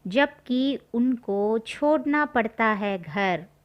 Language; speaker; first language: Hindi; non-native, local second language; Tamil